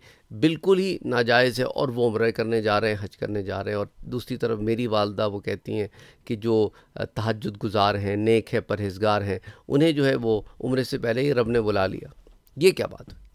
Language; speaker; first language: Urdu; native; Urdu